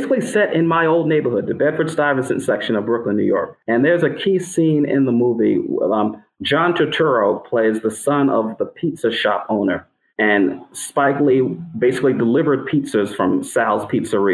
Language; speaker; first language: English; native; English